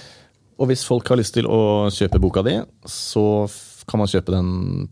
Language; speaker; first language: Norwegian; native; Norwegian